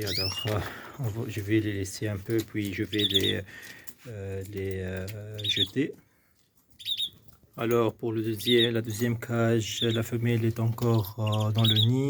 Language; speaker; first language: French; non-native, fluent; Arabic